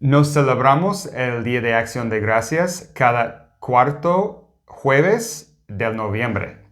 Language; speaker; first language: Spanish; non-native, fluent; English